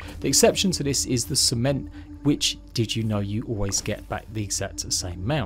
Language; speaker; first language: English; native; English